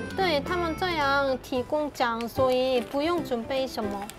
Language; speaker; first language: Chinese; non-native, fluent; Korean